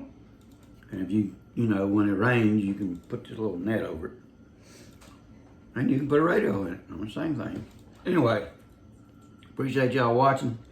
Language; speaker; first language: English; native; English